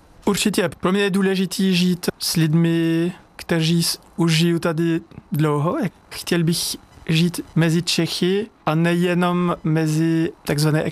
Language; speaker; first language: Czech; non-native, learner; French